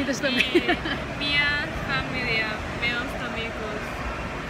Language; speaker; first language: Portuguese; non-native, learner; Thai